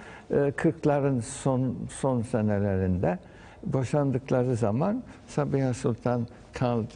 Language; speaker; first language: Turkish; early bilingual, heritage; Turkish